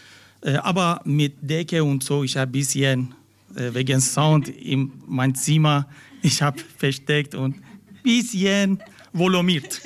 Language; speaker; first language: German; non-native, learner; Persian